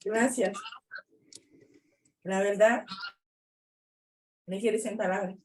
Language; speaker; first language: Spanish; non-native, learner; Haitian Creole